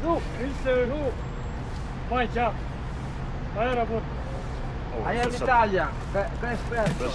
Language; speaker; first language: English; non-native, learner; Italian